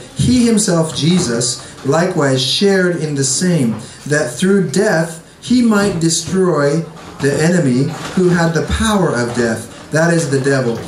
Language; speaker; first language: English; native; English